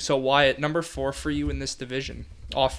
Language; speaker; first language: English; native; English